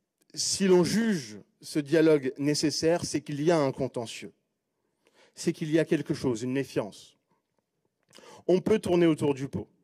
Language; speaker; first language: French; native; French